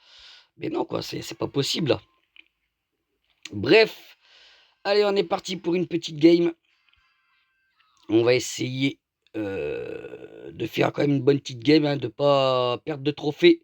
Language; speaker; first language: French; native; French